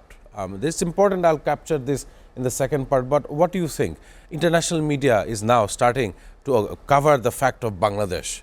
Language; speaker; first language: English; non-native, local second language; Bangla